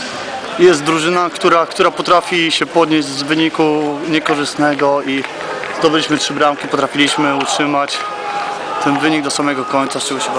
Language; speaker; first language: Polish; native; Polish